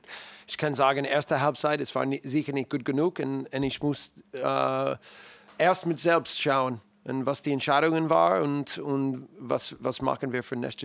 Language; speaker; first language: German; non-native, learner; English